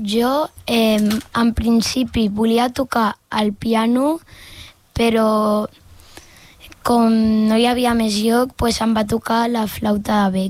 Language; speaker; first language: Catalan; non-native, local second language; Spanish